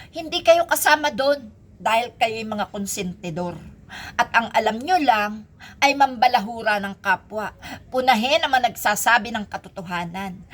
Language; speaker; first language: Filipino; native; Filipino